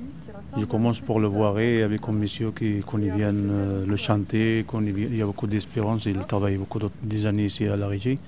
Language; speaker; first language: French; non-native, learner; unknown